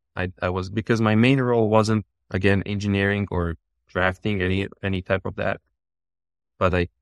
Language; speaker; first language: English; non-native, fluent; Bosnian